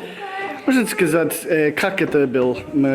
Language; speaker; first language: Russian; non-native, learner; English